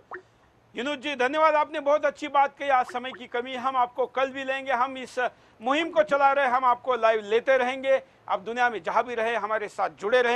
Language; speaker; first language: Hindi; native; Hindi